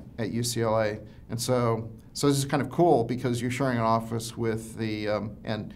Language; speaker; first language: English; native; English